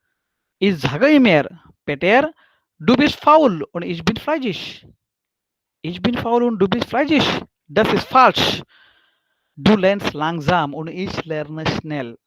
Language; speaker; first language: German; non-native, fluent; Hindi